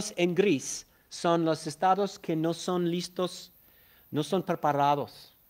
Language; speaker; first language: Spanish; non-native, fluent; English